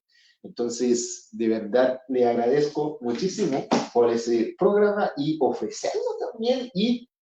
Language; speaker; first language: Spanish; non-native, fluent; Haitian Creole